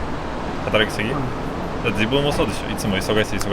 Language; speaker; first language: Japanese; non-native, fluent; Russian